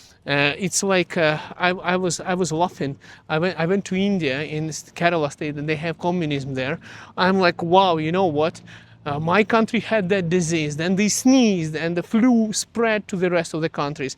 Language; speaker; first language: English; early bilingual, other home language; Russian